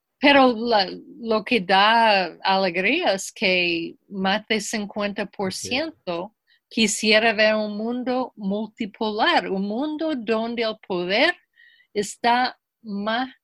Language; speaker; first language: Spanish; non-native, fluent; English